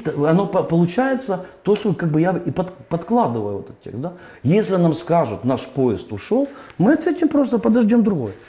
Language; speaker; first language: Russian; native; Russian